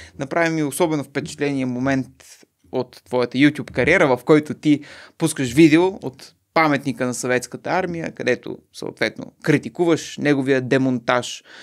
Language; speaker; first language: Bulgarian; native; Bulgarian